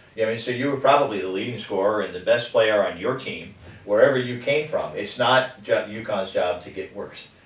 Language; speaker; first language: English; native; English